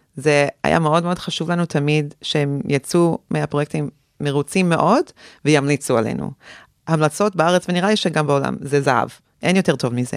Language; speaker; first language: Hebrew; early bilingual, heritage; Hebrew